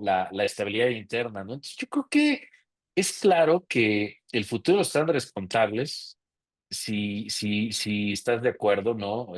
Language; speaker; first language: Spanish; native; Spanish